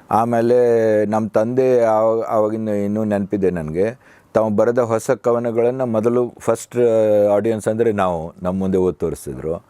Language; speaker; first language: Kannada; native; Kannada